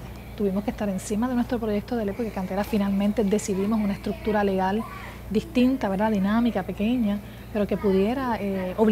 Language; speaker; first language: Spanish; native; Spanish